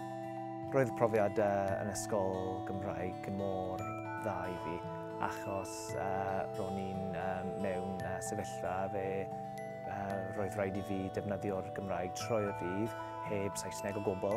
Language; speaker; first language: Welsh; non-native, local second language; English